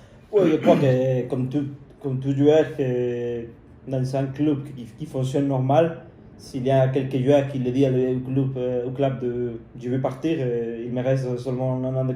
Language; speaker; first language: French; non-native, fluent; Spanish